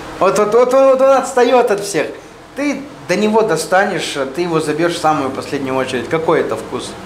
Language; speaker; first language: Russian; native; Russian